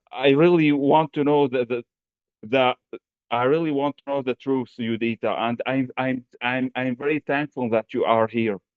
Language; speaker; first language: English; non-native, fluent; Arabic